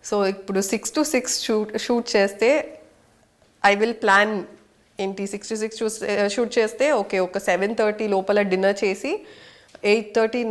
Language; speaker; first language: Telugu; non-native, local second language; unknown